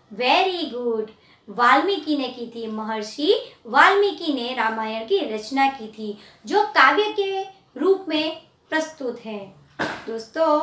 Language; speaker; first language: Hindi; non-native, local second language; Gujarati